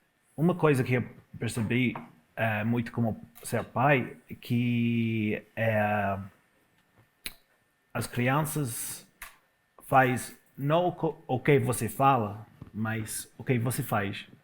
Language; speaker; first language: Portuguese; non-native, fluent; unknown